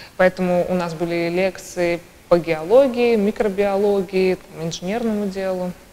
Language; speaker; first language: Russian; native; Russian